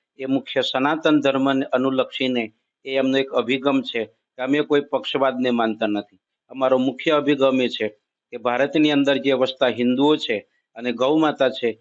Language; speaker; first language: Gujarati; native; Gujarati